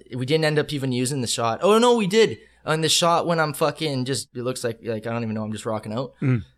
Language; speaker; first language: English; native; English